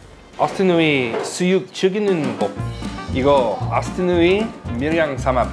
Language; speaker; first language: Korean; non-native, learner; English